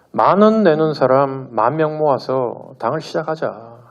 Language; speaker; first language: Korean; native; Korean